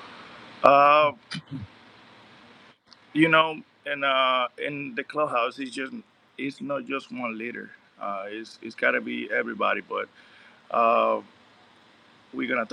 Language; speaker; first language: English; non-native, learner; Spanish